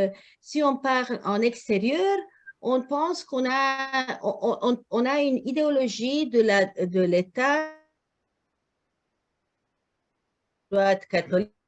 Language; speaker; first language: French; non-native, learner; Croatian